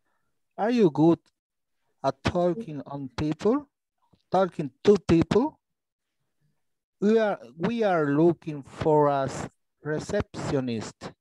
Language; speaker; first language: English; non-native, learner; Spanish